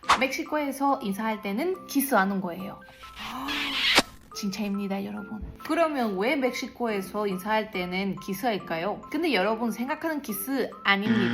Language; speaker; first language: Korean; non-native, learner; Spanish